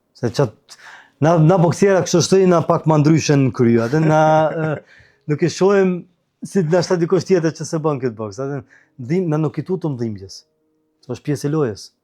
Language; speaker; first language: Albanian; native; Albanian